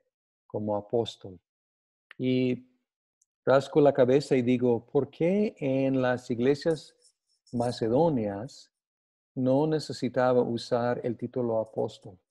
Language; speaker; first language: Spanish; non-native, fluent; English